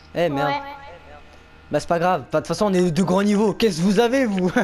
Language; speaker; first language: French; native; French